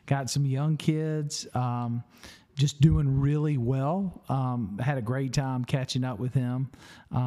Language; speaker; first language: English; native; English